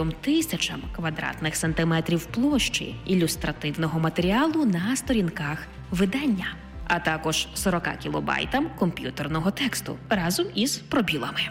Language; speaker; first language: Ukrainian; native; Ukrainian